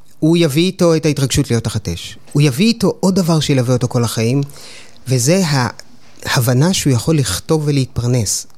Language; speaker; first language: Hebrew; native; Hebrew